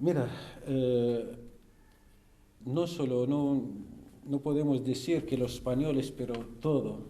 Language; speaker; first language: Spanish; non-native, fluent; Arabic